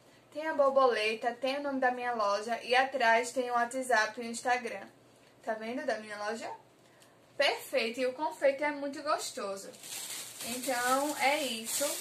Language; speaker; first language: Portuguese; native; Portuguese